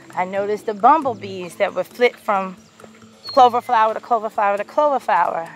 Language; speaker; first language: English; native; English